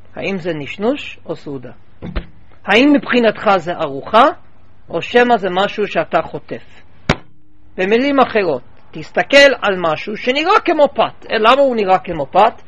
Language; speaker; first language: Hebrew; non-native, fluent; English